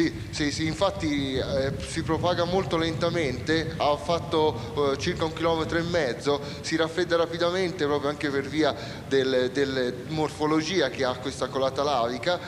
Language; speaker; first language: Italian; native; Italian